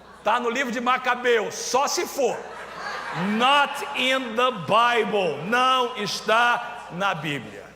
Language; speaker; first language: Portuguese; native; Portuguese